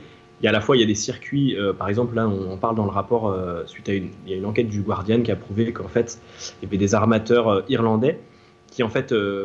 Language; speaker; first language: French; native; French